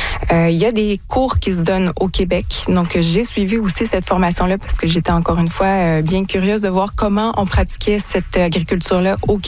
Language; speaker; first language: French; native; French